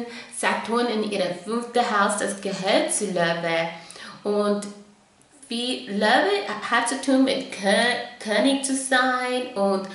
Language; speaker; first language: German; non-native, fluent; English